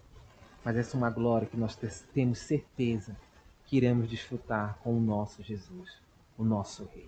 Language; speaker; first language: Portuguese; native; Portuguese